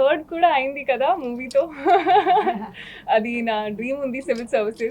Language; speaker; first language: Telugu; non-native, learner; Hindi